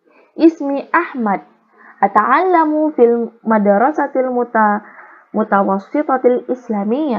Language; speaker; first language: Arabic; non-native, learner; Indonesian